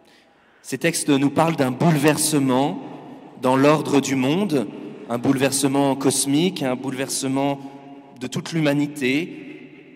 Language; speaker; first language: French; native; French